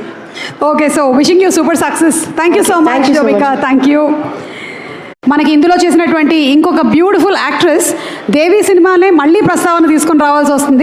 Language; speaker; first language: Telugu; native; Telugu